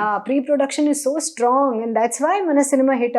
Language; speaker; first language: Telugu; non-native, local second language; Hindi